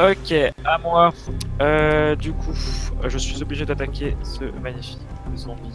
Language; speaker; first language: French; native; French